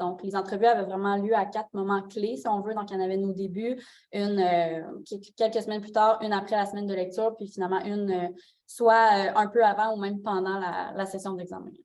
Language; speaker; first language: French; native; French